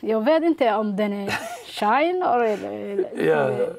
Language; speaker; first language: Swedish; non-native, learner; Somali